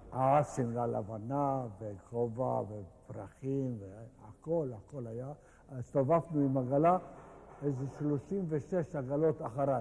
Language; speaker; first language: Hebrew; non-native, fluent; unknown